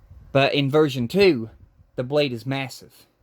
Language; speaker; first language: English; native; English